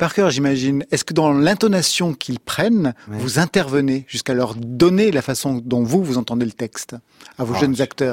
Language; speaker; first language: French; native; French